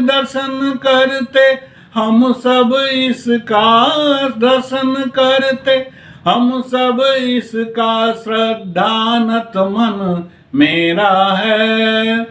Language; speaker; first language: Hindi; native; Hindi